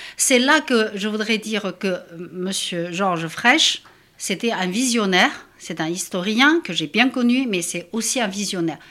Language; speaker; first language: French; non-native, fluent; Chinese